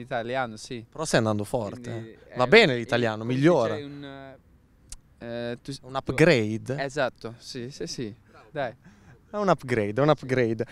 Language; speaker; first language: Italian; native; Italian